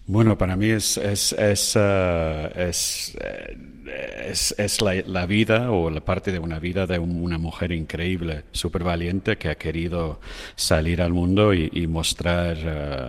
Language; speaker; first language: Spanish; non-native, fluent; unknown